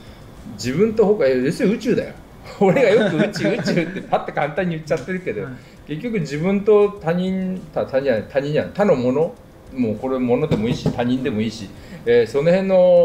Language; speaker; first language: Japanese; native; Japanese